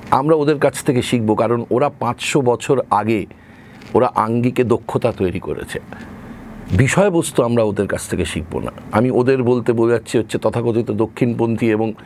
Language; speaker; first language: Bangla; native; Bangla